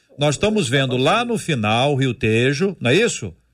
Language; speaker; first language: Portuguese; native; Portuguese